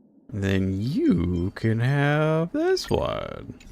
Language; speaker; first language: English; native; English